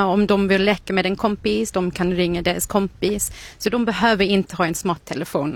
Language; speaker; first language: Swedish; non-native, fluent; English